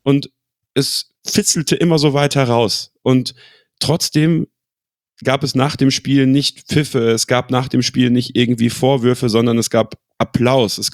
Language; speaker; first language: German; native; German